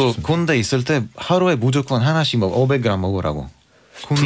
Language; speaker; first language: Korean; non-native, fluent; Bulgarian